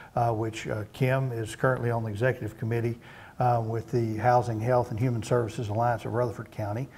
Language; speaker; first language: English; native; English